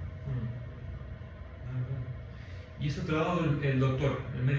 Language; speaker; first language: Spanish; native; Spanish